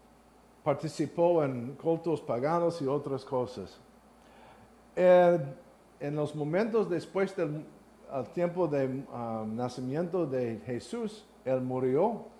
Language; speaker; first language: Spanish; non-native, learner; English